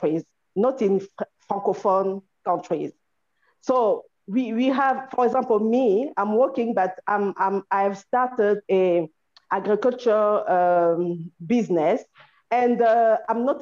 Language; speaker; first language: English; non-native, fluent; French